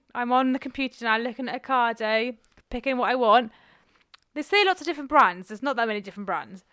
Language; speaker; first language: English; non-native, local second language; Welsh